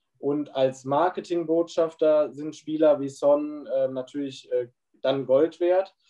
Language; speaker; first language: German; native; German